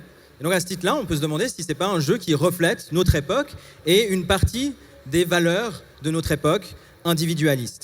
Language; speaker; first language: French; native; French